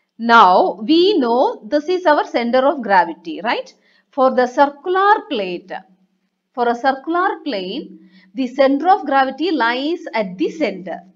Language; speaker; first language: English; non-native, local second language; Malayalam